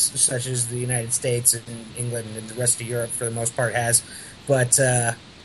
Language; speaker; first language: English; native; English